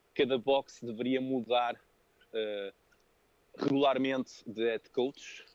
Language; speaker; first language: Portuguese; early bilingual, other home language; French